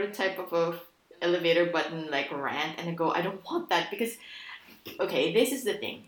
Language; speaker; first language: English; non-native, local second language; Filipino